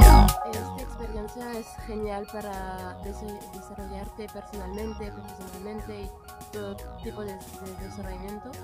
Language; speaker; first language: Spanish; non-native, learner; French